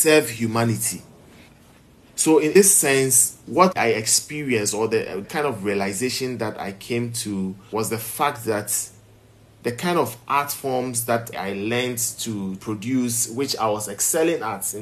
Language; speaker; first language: English; non-native, local second language; Ewe